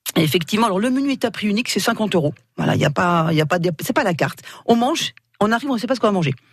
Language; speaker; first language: French; native; French